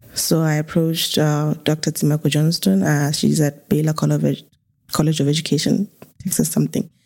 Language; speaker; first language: English; non-native, local second language; Tswana